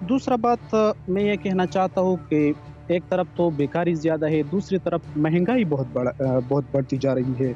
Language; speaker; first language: Hindi; non-native, fluent; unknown